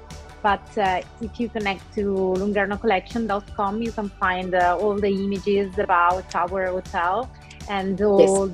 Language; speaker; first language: English; non-native, local second language; Italian